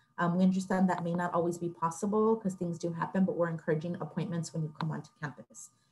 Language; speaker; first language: English; early bilingual, other home language; Spanish